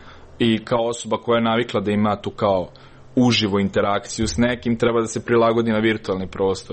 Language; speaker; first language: Serbian; native; Serbian